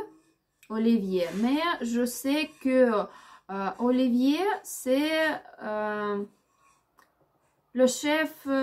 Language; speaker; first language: French; non-native, learner; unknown